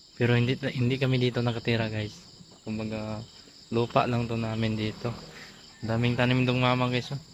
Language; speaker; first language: Filipino; non-native, local second language; Cebuano